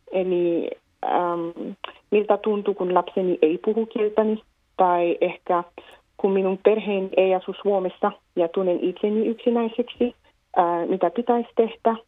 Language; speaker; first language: Finnish; non-native, fluent; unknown